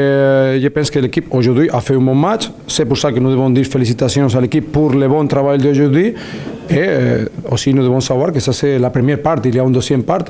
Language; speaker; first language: French; non-native, learner; Spanish